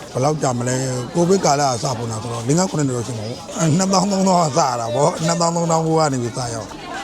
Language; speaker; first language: Burmese; native; Burmese